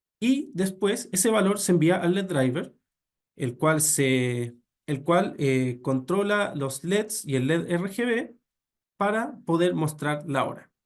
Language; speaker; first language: Spanish; native; Spanish